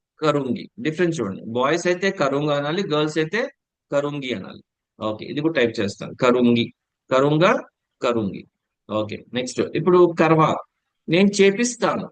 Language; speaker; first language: Hindi; non-native, local second language; Telugu